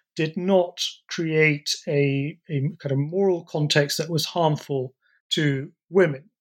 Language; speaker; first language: English; native; English